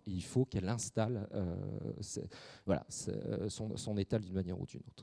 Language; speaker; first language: French; native; French